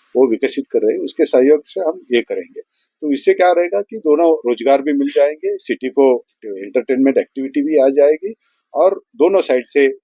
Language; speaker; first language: Hindi; non-native, local second language; Marathi